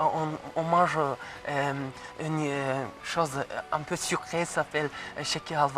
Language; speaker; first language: French; non-native, fluent; Azerbaijani